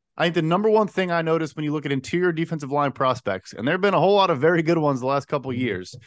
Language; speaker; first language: English; native; English